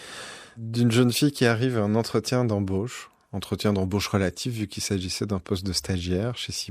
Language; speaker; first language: French; native; French